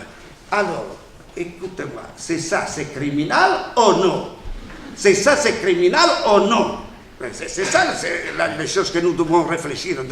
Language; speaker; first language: French; non-native, fluent; Italian